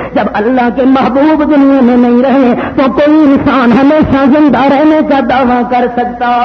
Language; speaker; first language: Urdu; non-native, local second language; Punjabi